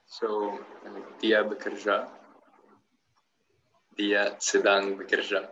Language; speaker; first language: Indonesian; non-native, learner; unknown